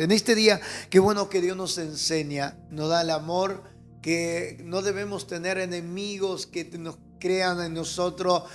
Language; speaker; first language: Spanish; native; Spanish